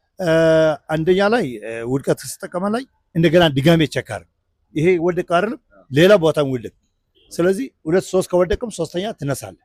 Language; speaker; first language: Amharic; non-native, local second language; Somali